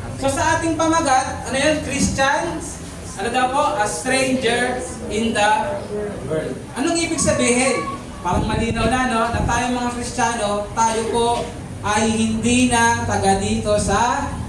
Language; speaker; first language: Filipino; native; Filipino